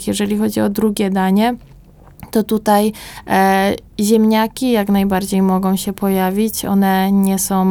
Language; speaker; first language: Polish; native; Polish